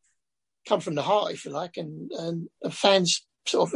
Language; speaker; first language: English; native; English